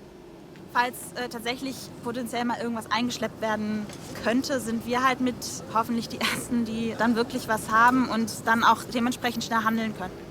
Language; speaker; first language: German; native; German